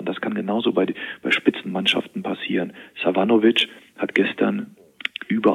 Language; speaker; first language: German; native; German